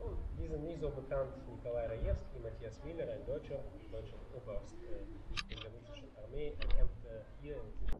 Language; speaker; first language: German; non-native, fluent; Romanian